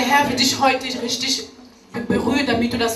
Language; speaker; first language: German; non-native, learner; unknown